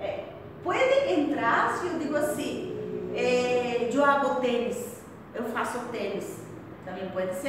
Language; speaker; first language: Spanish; non-native, fluent; Portuguese